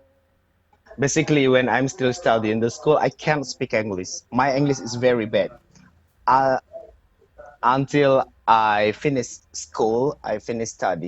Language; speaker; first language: English; non-native, learner; Indonesian